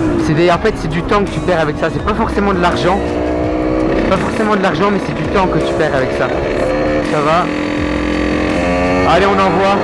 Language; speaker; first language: French; native; French